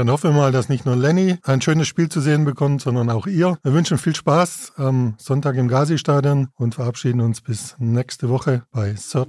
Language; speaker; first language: German; native; German